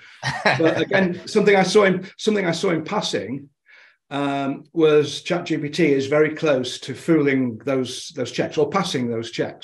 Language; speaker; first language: English; native; English